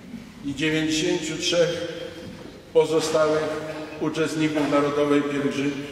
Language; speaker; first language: Polish; native; Polish